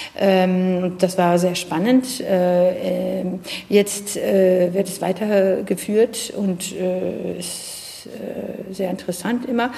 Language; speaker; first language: German; non-native, fluent; French